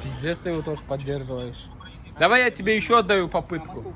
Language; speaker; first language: Russian; non-native, fluent; Turkmen